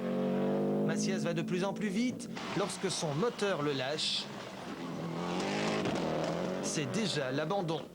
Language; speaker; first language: French; native; French